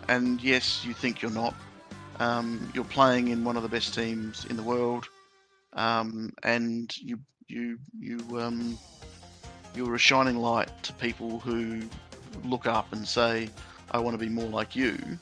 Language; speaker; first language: English; early bilingual, other home language; Italian